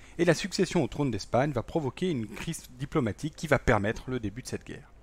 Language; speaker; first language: French; native; French